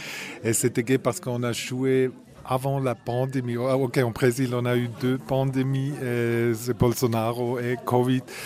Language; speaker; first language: French; non-native, local second language; German